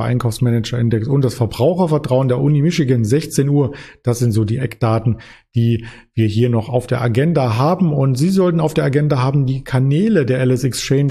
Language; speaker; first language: German; native; German